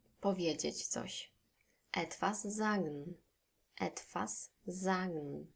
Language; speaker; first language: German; non-native, fluent; Polish